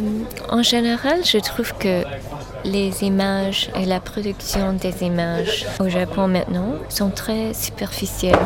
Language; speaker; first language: French; non-native, fluent; English